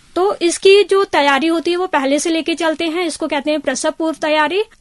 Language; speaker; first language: Hindi; native; Hindi